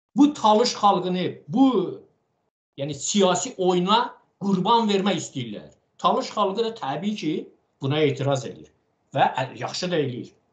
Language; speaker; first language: Azerbaijani; non-native, local second language; Talysh